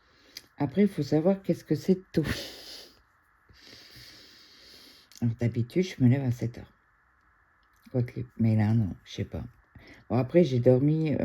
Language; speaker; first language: French; native; French